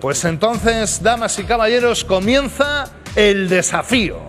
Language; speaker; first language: Spanish; native; Spanish